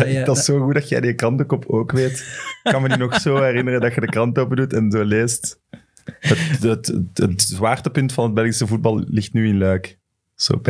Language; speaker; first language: Dutch; native; Dutch